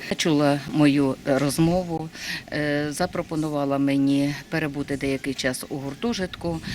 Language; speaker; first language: Ukrainian; native; Ukrainian